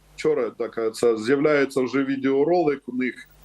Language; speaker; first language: Ukrainian; native; Ukrainian